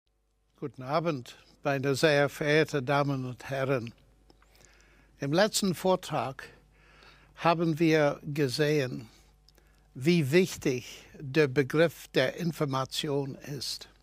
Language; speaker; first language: German; non-native, fluent; English